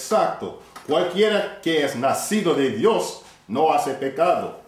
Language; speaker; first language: Spanish; non-native, fluent; English